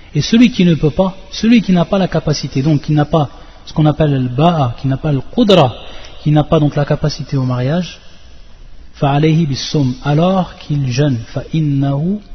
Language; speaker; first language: French; native; French